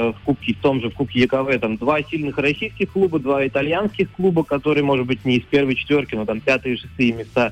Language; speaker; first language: Russian; native; Russian